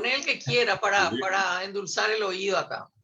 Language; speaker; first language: Spanish; native; Spanish